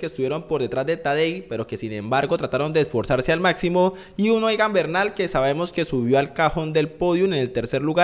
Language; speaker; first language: Spanish; native; Spanish